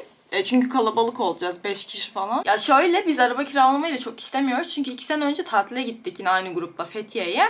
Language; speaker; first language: Turkish; native; Turkish